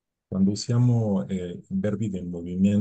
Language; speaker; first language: Italian; non-native, learner; Spanish